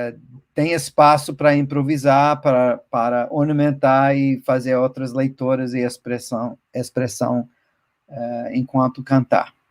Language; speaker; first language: Portuguese; non-native, fluent; English